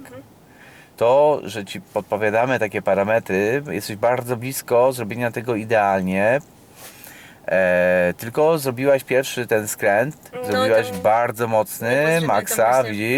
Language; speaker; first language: Polish; native; Polish